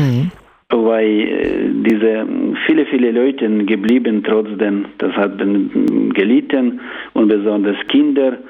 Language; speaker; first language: German; non-native, learner; Ukrainian